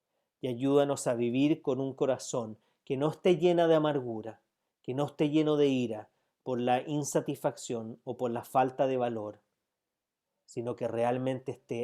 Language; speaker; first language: Spanish; native; Spanish